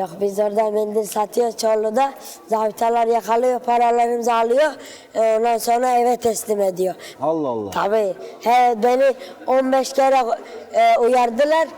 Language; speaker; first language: Turkish; early bilingual, other home language; Arabic